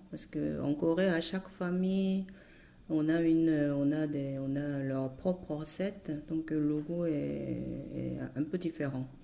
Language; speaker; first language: French; non-native, fluent; Korean